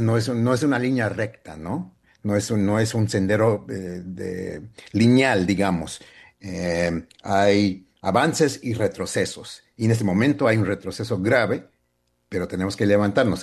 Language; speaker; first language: Spanish; early bilingual, heritage; Spanish